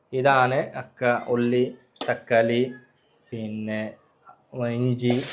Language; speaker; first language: Malayalam; non-native, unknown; Bangla